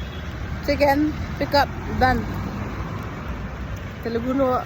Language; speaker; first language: Telugu; non-native, learner; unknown